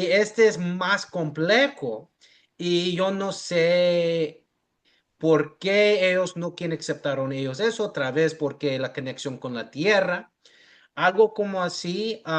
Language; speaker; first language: Spanish; early bilingual, heritage; English